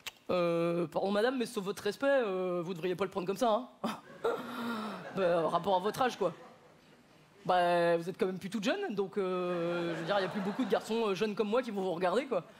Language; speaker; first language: French; native; French